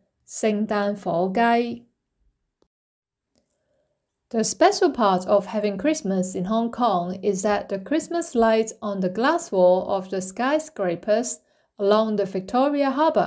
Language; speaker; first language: English; non-native, local second language; Cantonese